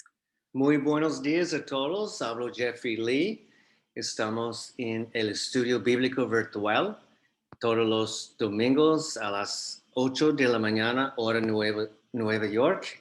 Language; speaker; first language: Spanish; non-native, fluent; English